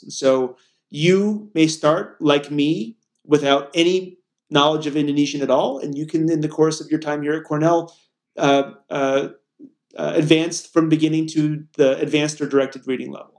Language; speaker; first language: English; native; English